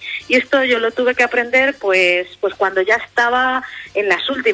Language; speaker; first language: Spanish; native; Spanish